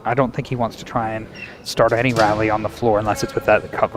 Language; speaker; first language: English; native; English